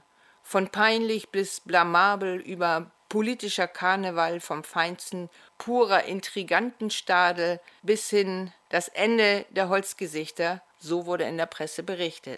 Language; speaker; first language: German; native; German